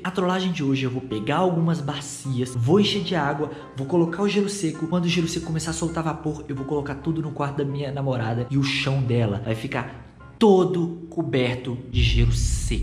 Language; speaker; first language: Portuguese; native; Portuguese